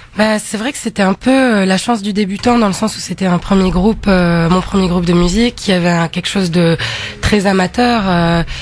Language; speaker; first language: French; non-native, local second language; Arabic